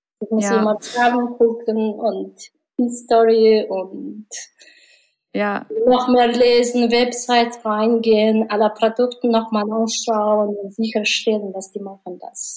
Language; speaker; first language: German; non-native, learner; Mongolian